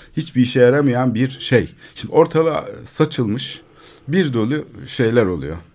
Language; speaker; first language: Turkish; native; Turkish